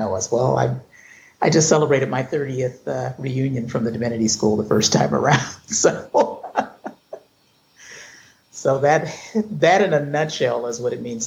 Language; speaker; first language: English; native; English